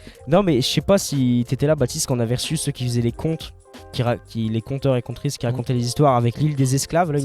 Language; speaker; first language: French; native; French